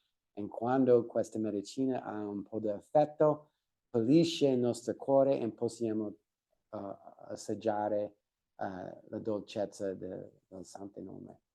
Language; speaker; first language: Italian; non-native, fluent; English